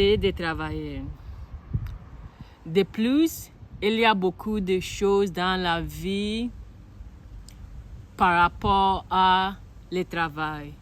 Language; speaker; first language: French; non-native, learner; Akan